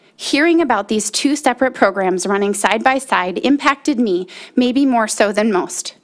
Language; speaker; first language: English; native; English